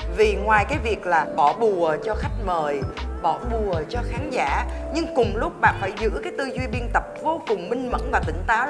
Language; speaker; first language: Vietnamese; native; Vietnamese